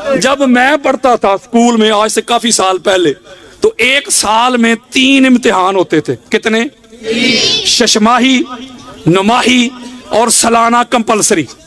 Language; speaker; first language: Urdu; non-native, local second language; Punjabi